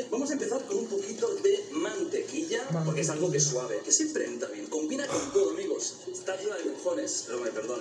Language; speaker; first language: Spanish; native; Spanish